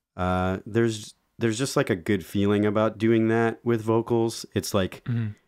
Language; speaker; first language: English; native; English